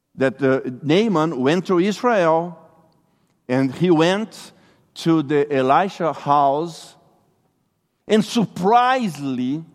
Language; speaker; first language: English; non-native, fluent; Portuguese